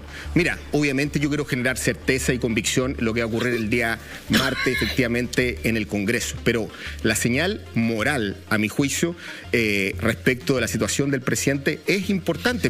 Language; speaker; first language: Spanish; native; Spanish